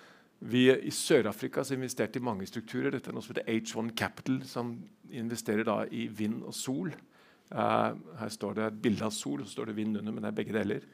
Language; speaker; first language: Norwegian; native; Norwegian